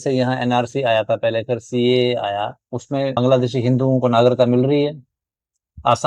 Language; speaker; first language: Hindi; native; Hindi